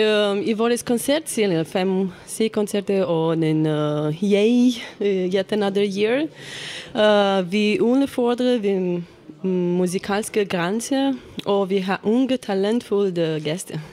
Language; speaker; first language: Danish; non-native, learner; Romanian